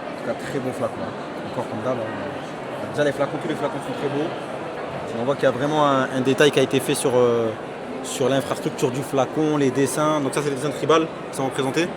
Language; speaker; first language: French; native; French